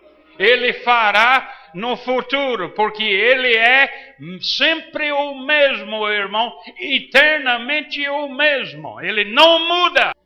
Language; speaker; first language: Portuguese; non-native, fluent; English